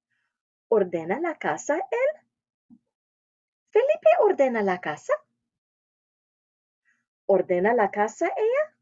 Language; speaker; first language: Spanish; non-native, fluent; English